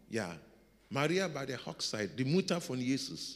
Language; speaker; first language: German; non-native, learner; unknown